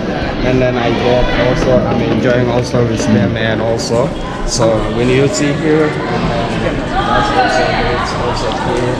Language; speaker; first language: English; non-native, learner; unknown